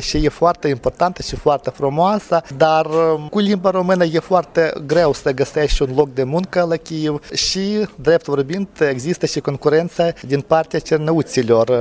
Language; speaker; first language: Romanian; non-native, fluent; Ukrainian